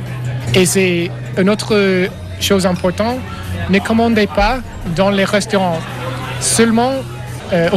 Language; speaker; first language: French; non-native, learner; English